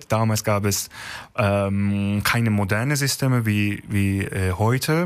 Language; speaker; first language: German; non-native, fluent; Turkish